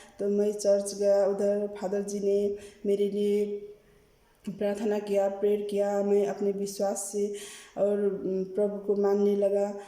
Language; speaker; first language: Hindi; non-native, learner; Nepali